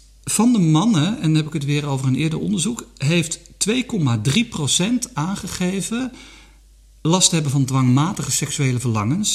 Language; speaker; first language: Dutch; native; Dutch